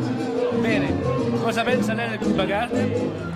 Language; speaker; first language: Italian; native; Italian